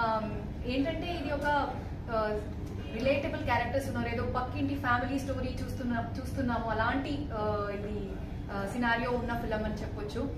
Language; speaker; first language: Telugu; non-native, local second language; Kannada